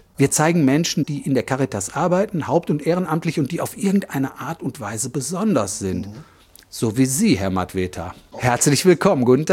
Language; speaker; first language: German; native; German